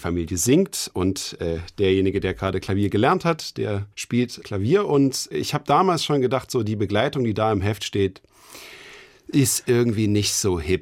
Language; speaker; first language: German; native; German